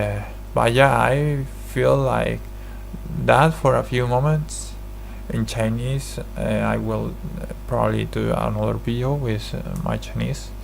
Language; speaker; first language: English; non-native, learner; Spanish